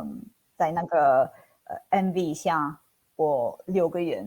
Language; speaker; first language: Chinese; non-native, fluent; Italian